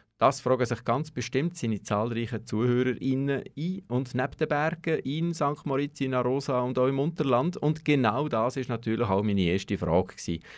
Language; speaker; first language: German; native; German